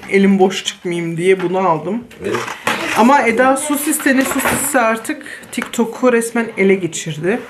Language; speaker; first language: Turkish; early bilingual, other home language; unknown